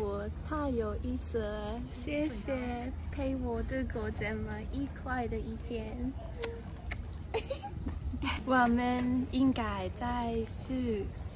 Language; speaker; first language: Chinese; non-native, learner; English